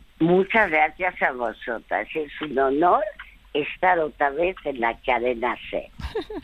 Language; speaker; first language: Spanish; early bilingual, other home language; French